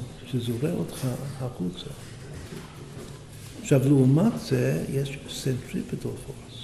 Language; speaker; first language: Hebrew; non-native, fluent; English